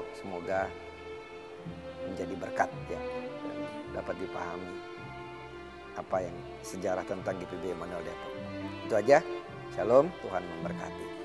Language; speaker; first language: Indonesian; native; Indonesian